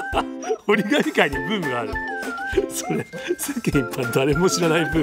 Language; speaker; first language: Japanese; native; Japanese